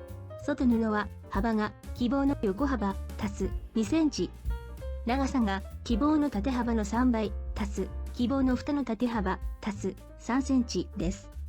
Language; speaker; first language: Japanese; native; Japanese